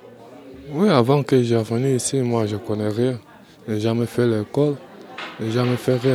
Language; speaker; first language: French; non-native, learner; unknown